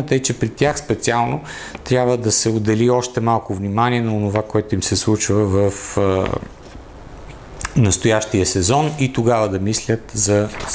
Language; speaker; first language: Bulgarian; native; Bulgarian